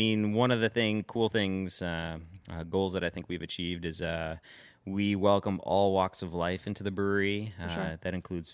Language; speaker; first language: English; native; English